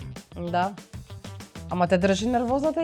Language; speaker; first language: Macedonian; native; Macedonian